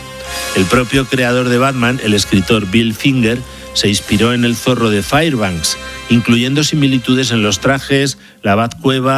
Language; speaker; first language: Spanish; native; Spanish